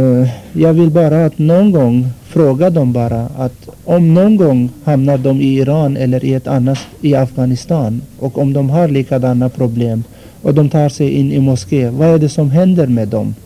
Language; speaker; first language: Swedish; non-native, fluent; Armenian